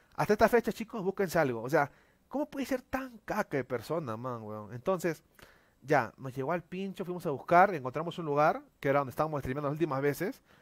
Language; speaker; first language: Spanish; native; Spanish